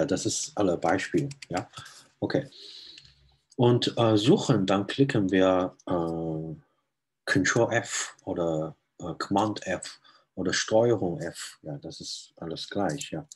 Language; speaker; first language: German; non-native, fluent; Chinese